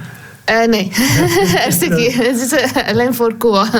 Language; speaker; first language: Dutch; non-native, learner; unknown